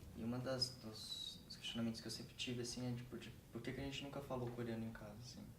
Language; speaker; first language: Portuguese; native; Portuguese